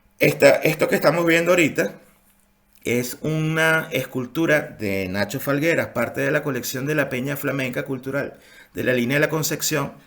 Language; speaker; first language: Spanish; native; Spanish